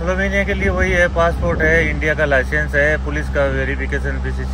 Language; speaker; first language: Hindi; native; Hindi